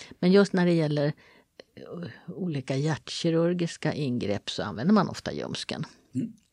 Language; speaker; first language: Swedish; native; Swedish